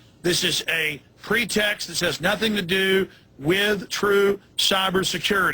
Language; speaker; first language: English; native; English